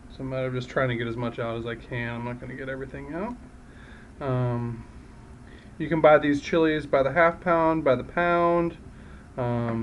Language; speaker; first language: English; native; English